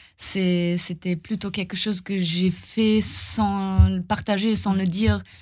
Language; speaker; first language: French; non-native, fluent; German